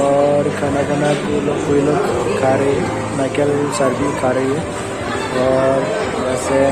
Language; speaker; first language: Hindi; non-native, local second language; Bodo